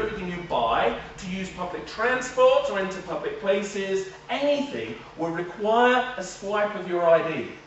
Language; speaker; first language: English; native; English